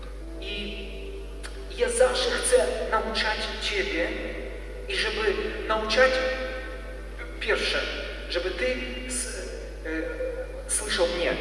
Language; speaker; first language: Polish; non-native, learner; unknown